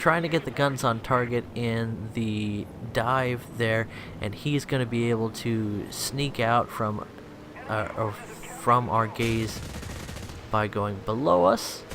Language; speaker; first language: English; native; English